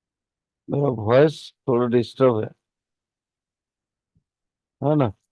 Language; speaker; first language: Hindi; native; Hindi